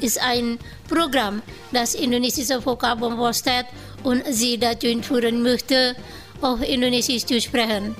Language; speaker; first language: German; non-native, fluent; Indonesian